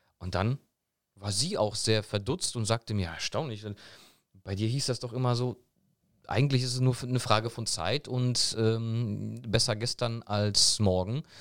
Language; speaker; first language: German; early bilingual, other home language; Polish